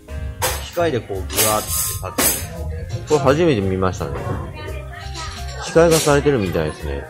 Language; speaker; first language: Japanese; native; Japanese